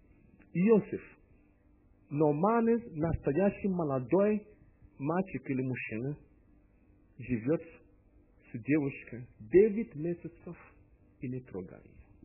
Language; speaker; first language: Russian; non-native, learner; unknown